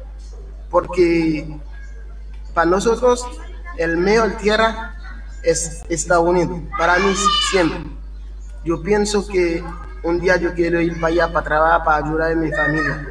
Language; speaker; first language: Spanish; non-native, learner; Haitian Creole